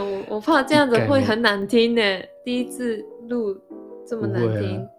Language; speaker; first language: Chinese; non-native, learner; Japanese